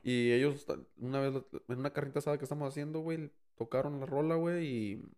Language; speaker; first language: Spanish; early bilingual, heritage; Spanish